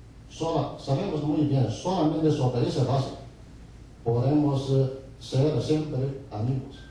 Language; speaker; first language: Spanish; non-native, fluent; Chinese